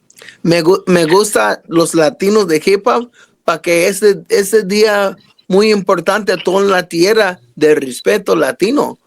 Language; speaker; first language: Spanish; non-native, learner; English